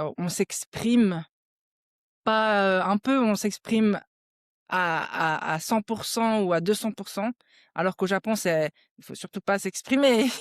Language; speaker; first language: French; native; French